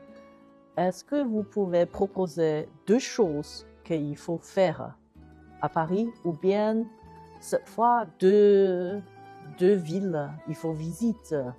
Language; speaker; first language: French; non-native, learner; Chinese